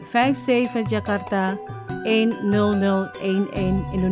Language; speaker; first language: Dutch; non-native, fluent; Indonesian